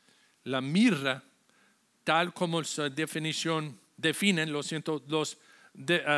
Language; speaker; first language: Spanish; non-native, fluent; English